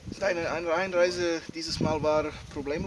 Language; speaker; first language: German; non-native, fluent; Serbian